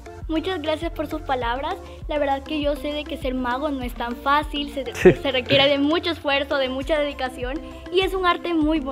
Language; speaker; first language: Spanish; native; Spanish